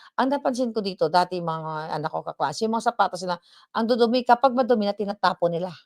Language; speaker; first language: Filipino; non-native, local second language; Hiligaynon